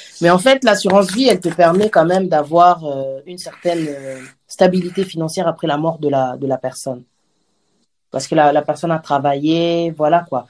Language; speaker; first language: French; native; French